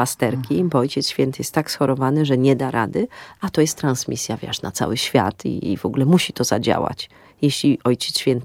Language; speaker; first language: Polish; native; Polish